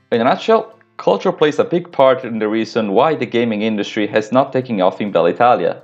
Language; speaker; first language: English; non-native, fluent; Italian